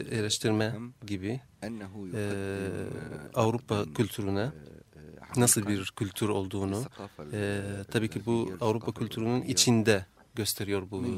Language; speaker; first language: Turkish; non-native, fluent; Arabic